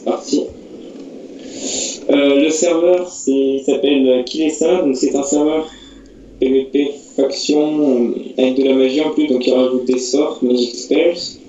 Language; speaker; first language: French; native; French